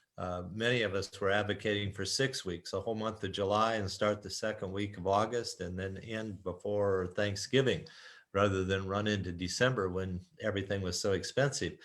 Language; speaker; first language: English; native; English